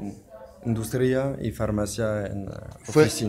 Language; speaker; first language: Spanish; non-native, learner; French